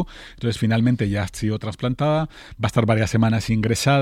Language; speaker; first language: Spanish; native; Spanish